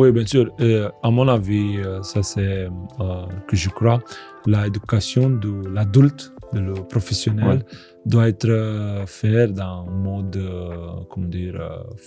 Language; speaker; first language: French; non-native, fluent; Romanian